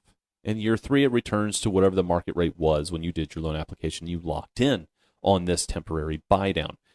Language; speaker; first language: English; native; English